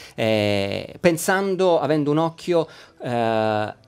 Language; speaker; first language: Italian; native; Italian